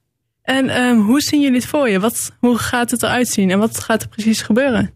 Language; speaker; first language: Dutch; native; Dutch